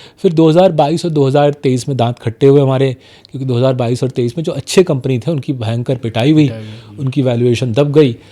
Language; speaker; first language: Hindi; non-native, local second language; Bangla